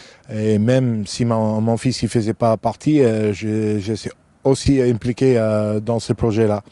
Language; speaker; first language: French; non-native, fluent; English